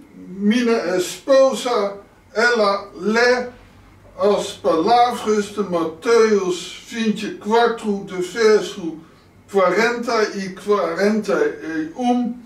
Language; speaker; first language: Portuguese; non-native, learner; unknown